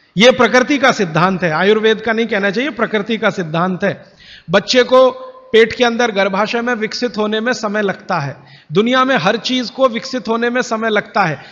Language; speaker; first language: Hindi; native; Hindi